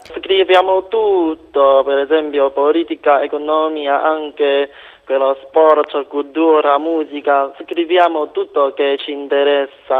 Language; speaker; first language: Italian; non-native, fluent; Chinese